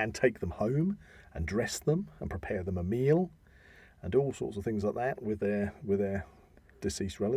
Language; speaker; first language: English; native; English